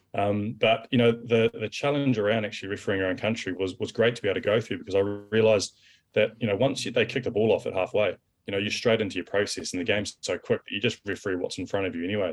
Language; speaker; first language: English; native; English